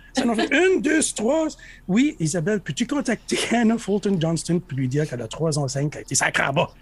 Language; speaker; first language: French; native; French